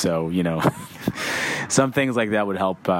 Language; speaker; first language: English; native; English